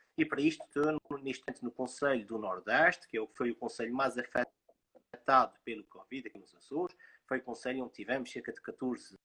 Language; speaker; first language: Portuguese; native; Portuguese